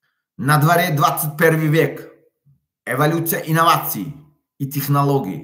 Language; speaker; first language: Russian; non-native, local second language; Tajik